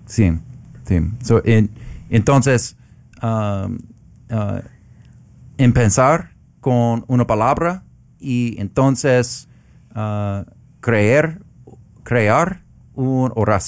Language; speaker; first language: Spanish; non-native, learner; English